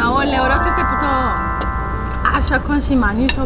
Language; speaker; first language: Korean; non-native, fluent; Portuguese